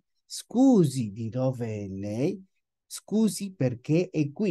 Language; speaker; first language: Italian; non-native, fluent; Spanish